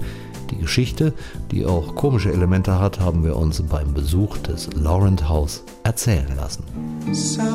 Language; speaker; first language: German; native; German